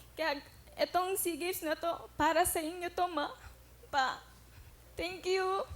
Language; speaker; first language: Filipino; native; Filipino